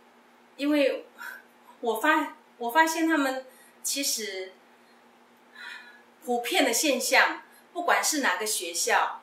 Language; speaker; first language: Chinese; non-native, local second language; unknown